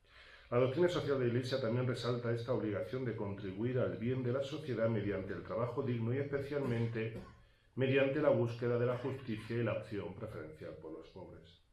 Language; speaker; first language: Spanish; native; Spanish